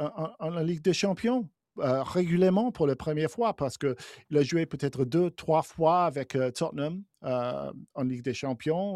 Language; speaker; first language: French; non-native, fluent; English